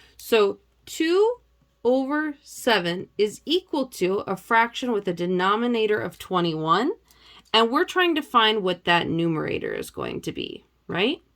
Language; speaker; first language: English; native; English